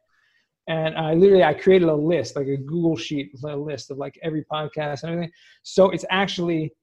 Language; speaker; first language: English; native; English